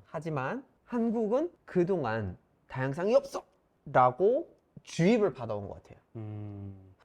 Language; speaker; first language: Korean; non-native, fluent; English